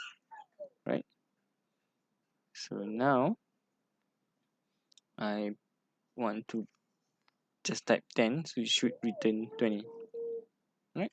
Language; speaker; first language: English; non-native, local second language; Malay